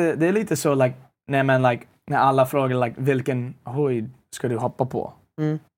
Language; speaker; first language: Swedish; non-native, fluent; English